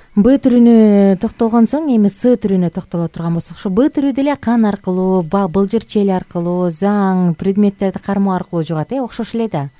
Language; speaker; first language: Kyrgyz; native; Kyrgyz